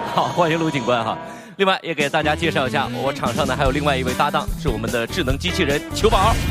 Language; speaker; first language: Chinese; native; Chinese